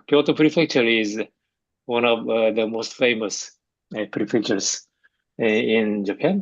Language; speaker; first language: English; non-native, fluent; Korean